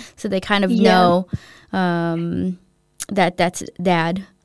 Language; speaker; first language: English; native; English